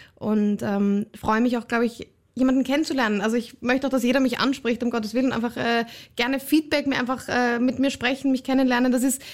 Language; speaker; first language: German; native; German